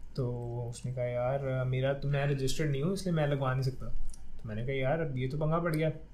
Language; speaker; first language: Hindi; non-native, local second language; Punjabi